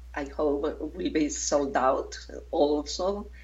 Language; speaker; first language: English; non-native, fluent; Spanish